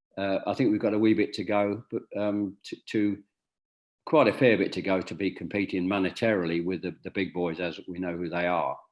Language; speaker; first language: English; native; English